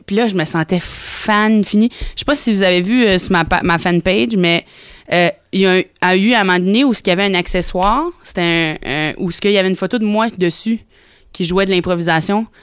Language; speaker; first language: French; native; French